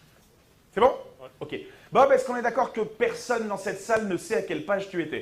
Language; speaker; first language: French; native; French